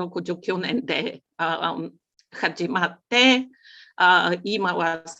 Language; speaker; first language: Japanese; non-native, learner; Bulgarian